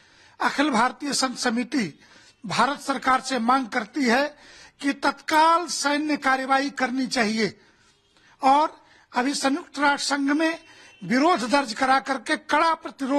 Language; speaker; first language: Hindi; native; Hindi